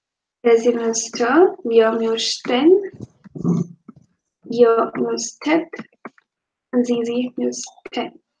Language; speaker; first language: German; non-native, fluent; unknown